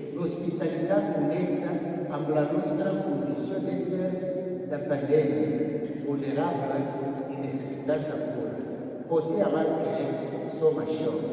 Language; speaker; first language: Catalan; non-native, fluent; Kinyarwanda